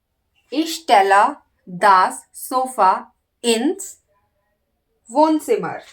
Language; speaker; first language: German; non-native, learner; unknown